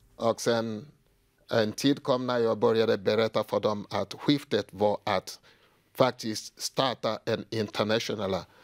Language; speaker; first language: Swedish; non-native, fluent; Igbo